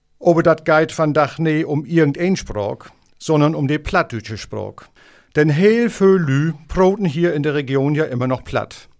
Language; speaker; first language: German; native; German